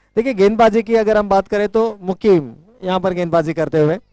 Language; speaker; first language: Hindi; non-native, local second language; Marathi